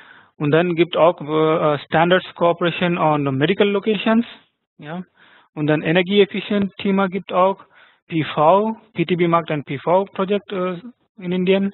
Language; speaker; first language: German; non-native, fluent; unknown